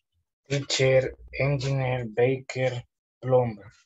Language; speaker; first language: English; non-native, learner; Spanish